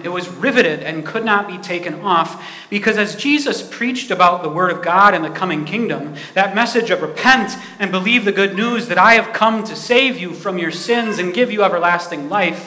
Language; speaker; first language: English; native; English